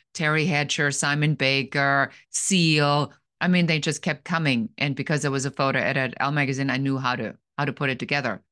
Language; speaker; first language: English; non-native, fluent; German